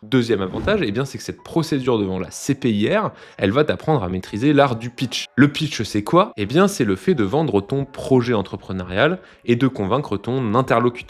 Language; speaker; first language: French; native; French